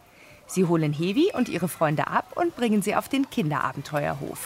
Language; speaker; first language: German; native; German